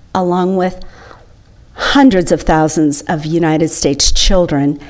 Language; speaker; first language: English; native; English